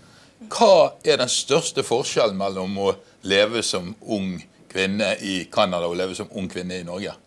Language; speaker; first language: Norwegian; native; Norwegian